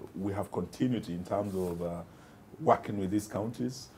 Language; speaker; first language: English; non-native, local second language; Luyia